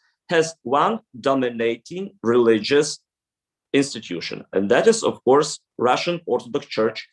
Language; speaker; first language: English; non-native, fluent; Ukrainian